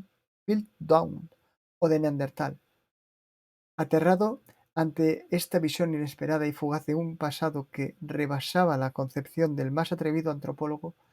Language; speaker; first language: Spanish; native; Spanish